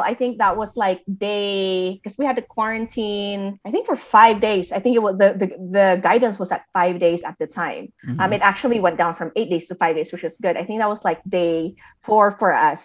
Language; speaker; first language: English; native; English